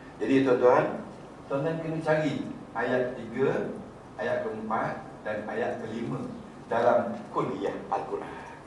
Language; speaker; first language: Malay; native; Malay